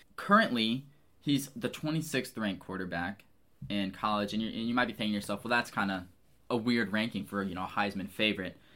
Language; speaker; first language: English; native; English